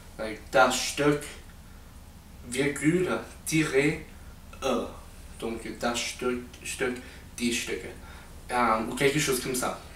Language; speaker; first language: French; non-native, fluent; English